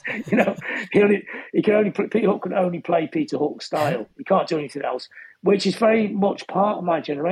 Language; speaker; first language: English; native; English